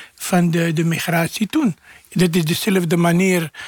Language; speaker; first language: Dutch; non-native, fluent; Arabic